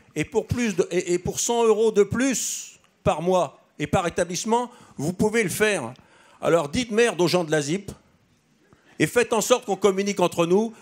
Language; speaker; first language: French; native; French